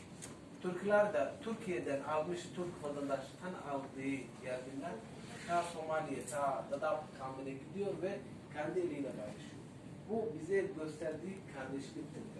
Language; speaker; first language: Turkish; non-native, fluent; Somali